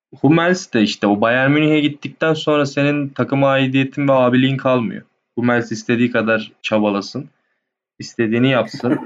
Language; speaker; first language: Turkish; native; Turkish